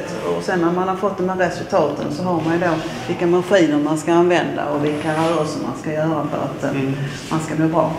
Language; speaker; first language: Swedish; native; Swedish